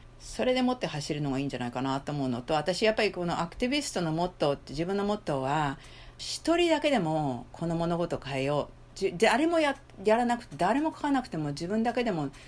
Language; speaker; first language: Japanese; native; Japanese